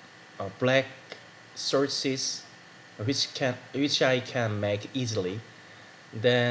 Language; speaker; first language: English; non-native, learner; Korean